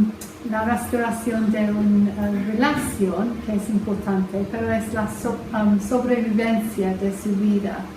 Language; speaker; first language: Spanish; non-native, fluent; English